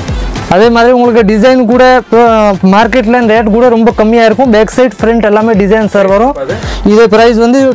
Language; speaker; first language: Tamil; native; Tamil